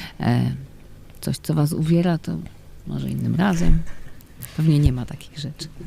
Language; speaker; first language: Polish; native; Polish